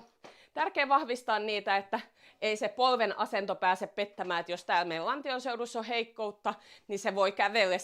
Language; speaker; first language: Finnish; native; Finnish